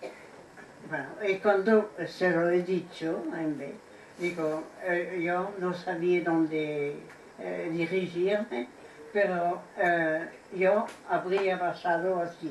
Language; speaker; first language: Spanish; non-native, fluent; French